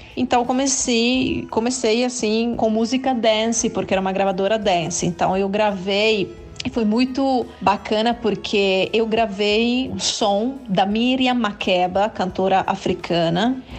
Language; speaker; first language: Portuguese; non-native, fluent; Italian